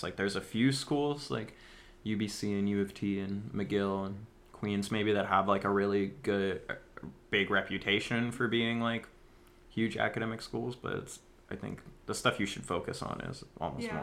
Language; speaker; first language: English; native; English